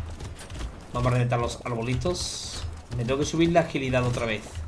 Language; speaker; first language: Spanish; native; Spanish